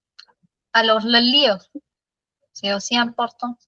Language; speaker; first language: French; non-native, fluent; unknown